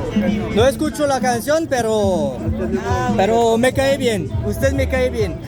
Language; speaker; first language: Spanish; non-native, learner; French